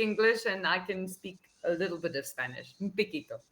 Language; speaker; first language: English; non-native, fluent; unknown